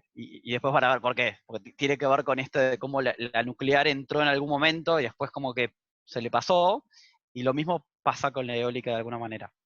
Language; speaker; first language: Spanish; native; Spanish